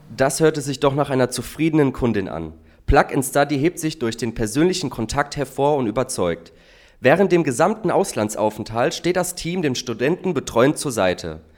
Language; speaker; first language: German; native; German